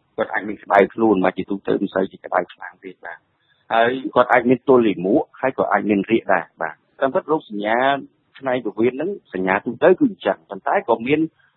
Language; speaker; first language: Khmer; native; Khmer